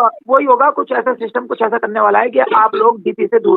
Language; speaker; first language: Hindi; native; Hindi